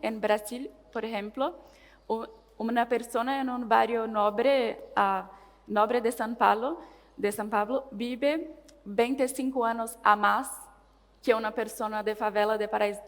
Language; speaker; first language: Spanish; non-native, learner; Portuguese